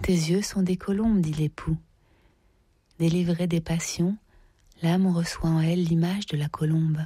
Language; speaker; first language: French; native; French